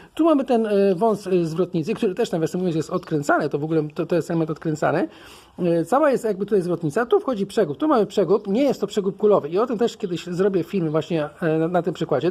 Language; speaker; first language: Polish; native; Polish